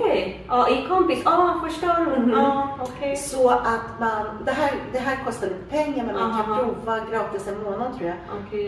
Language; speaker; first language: Swedish; native; Swedish